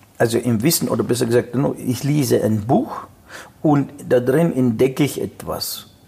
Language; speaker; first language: German; non-native, fluent; Russian